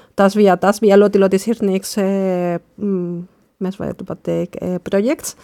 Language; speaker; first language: Latvian; non-native, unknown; Spanish